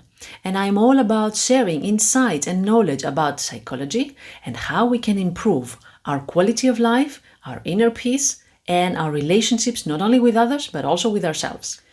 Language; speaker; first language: English; non-native, fluent; Greek